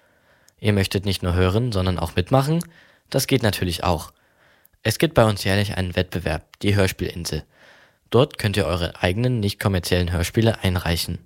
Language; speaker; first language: German; native; German